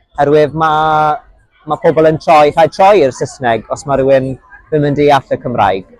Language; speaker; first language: Welsh; native; Welsh